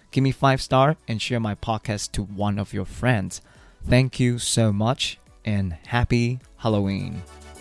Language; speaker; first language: English; non-native, fluent; Chinese